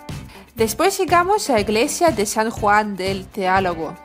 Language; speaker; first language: Spanish; non-native, learner; Russian